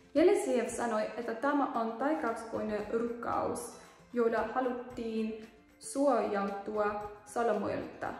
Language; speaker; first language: Finnish; non-native, learner; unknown